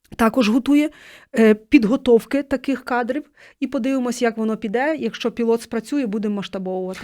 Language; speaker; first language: Ukrainian; native; Ukrainian